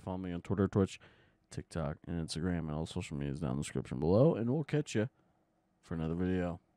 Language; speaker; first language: English; native; English